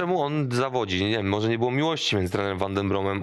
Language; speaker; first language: Polish; native; Polish